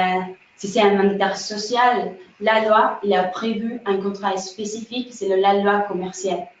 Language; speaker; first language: French; non-native, fluent; Spanish